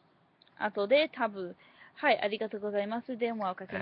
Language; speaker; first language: Japanese; non-native, learner; English